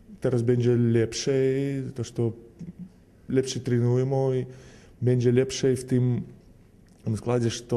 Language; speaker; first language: Polish; non-native, learner; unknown